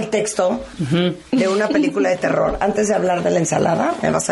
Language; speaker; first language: Spanish; native; Spanish